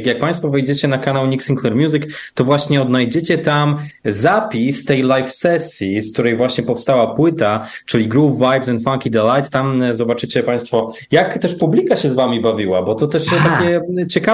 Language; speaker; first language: Polish; native; Polish